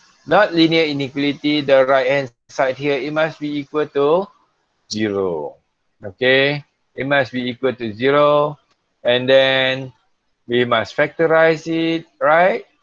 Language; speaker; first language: English; non-native, local second language; Malay